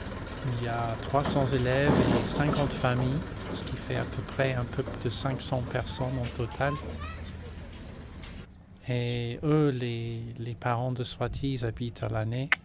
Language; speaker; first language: French; non-native, fluent; English